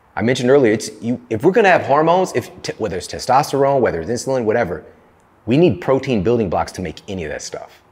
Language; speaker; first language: English; native; English